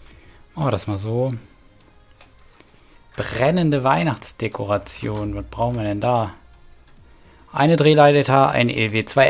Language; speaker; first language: German; native; German